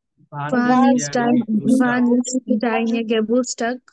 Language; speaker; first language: German; non-native, learner; Bangla